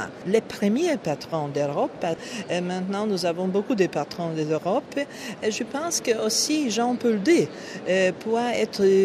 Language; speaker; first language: French; non-native, fluent; Polish